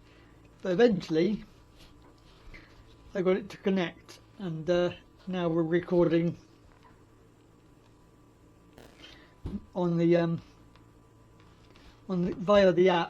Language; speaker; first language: English; native; English